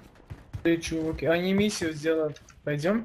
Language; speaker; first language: Russian; non-native, local second language; Latvian